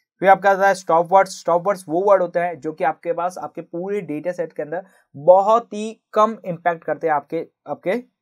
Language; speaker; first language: Hindi; native; Hindi